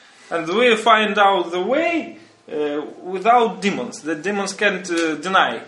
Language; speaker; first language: English; non-native, learner; Russian